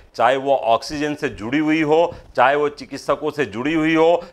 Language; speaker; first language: Hindi; native; Hindi